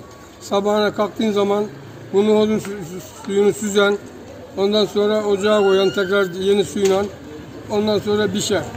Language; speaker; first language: Turkish; native; Turkish